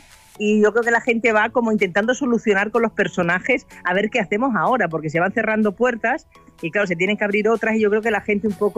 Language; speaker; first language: Spanish; native; Spanish